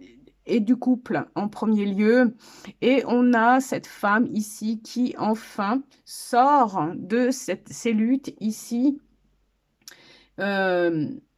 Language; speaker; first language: French; native; French